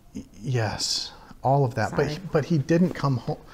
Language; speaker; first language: English; native; English